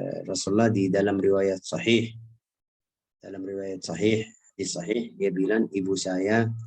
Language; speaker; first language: Indonesian; non-native, fluent; Arabic